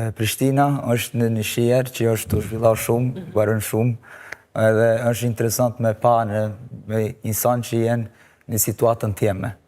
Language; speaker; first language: Albanian; early bilingual, heritage; Albanian